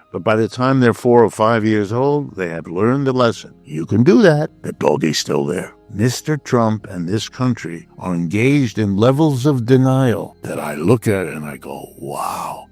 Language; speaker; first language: English; native; English